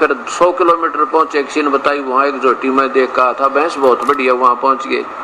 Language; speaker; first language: Hindi; non-native, local second language; Haryanvi